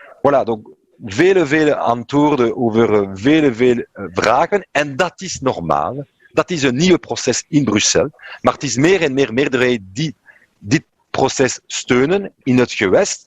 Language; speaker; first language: Dutch; non-native, local second language; French